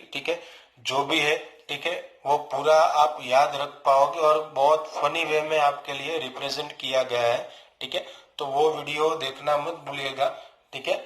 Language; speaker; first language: Hindi; non-native, local second language; Gujarati